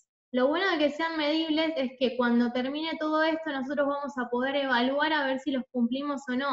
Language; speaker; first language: Spanish; native; Spanish